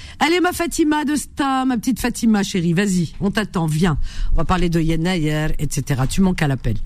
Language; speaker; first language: French; native; French